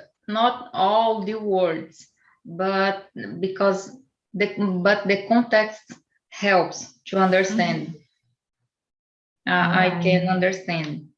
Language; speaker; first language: English; non-native, learner; Portuguese